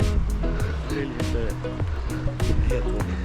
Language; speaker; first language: Swedish; non-native, learner; Vietnamese